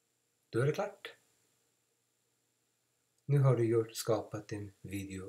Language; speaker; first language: Swedish; non-native, fluent; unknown